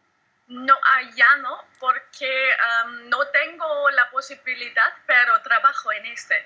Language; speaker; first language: Spanish; non-native, learner; German